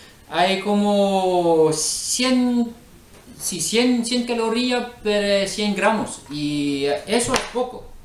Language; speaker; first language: Spanish; non-native, learner; French